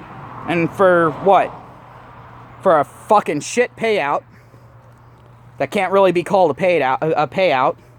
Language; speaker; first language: English; native; English